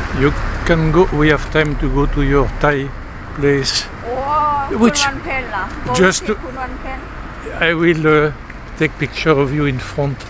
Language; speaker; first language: English; non-native, learner; Thai